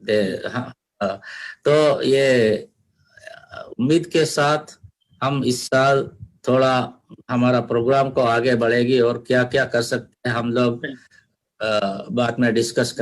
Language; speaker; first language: Hindi; non-native, learner; Divehi